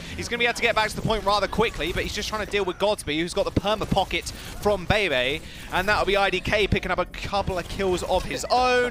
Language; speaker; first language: English; native; English